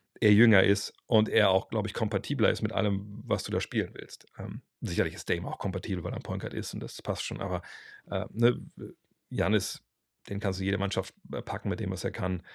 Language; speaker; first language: German; native; German